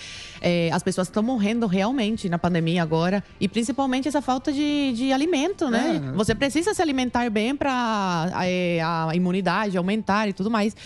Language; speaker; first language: Portuguese; non-native, fluent; Spanish